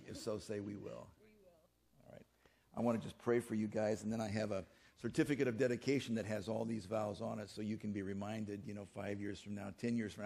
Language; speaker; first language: English; native; English